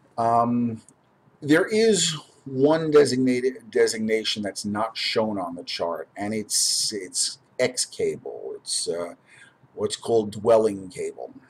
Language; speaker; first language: English; native; English